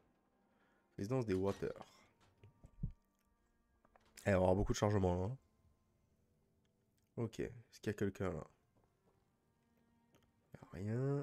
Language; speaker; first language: French; native; French